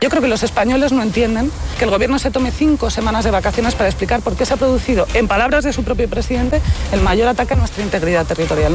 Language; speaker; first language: Spanish; native; Spanish